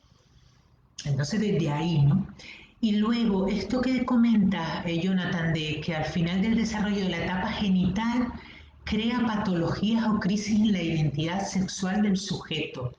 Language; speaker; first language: Spanish; native; Spanish